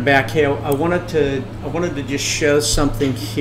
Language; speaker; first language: English; native; English